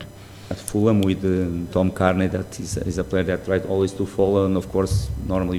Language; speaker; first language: English; non-native, fluent; Portuguese